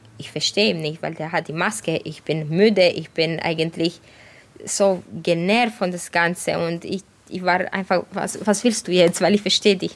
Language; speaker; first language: German; non-native, fluent; Romanian